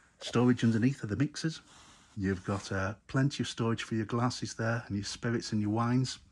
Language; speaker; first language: English; native; English